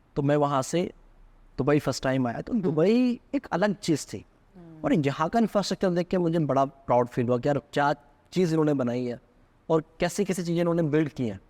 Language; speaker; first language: Hindi; native; Hindi